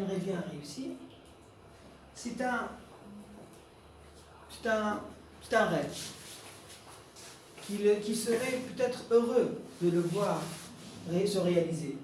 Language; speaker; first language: French; non-native, local second language; Arabic